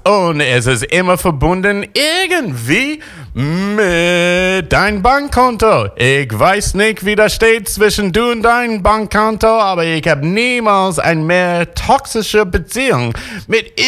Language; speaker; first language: German; non-native, fluent; English